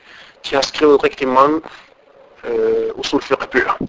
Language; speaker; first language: Danish; non-native, fluent; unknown